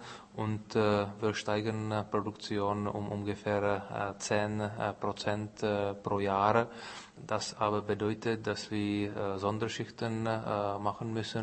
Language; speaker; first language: German; non-native, fluent; Czech